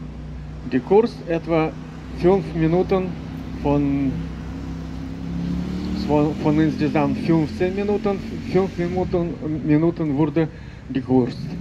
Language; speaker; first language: German; non-native, fluent; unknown